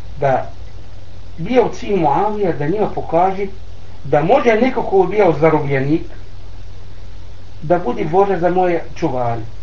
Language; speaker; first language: Bosnian; non-native, learner; Arabic